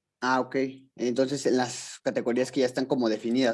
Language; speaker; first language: Spanish; native; Spanish